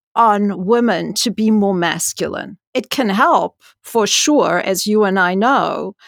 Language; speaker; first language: English; native; English